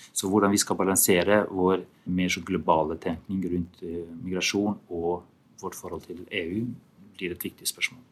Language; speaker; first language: Norwegian; non-native, fluent; Albanian